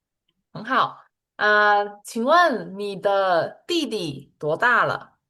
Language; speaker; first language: Chinese; non-native, fluent; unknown